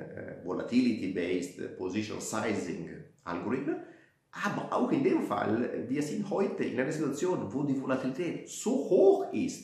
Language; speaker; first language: German; non-native, fluent; Italian